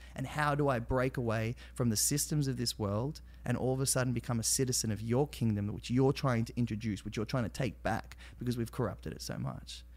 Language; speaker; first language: English; native; English